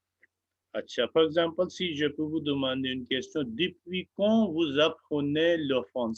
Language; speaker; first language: French; non-native, fluent; Hindi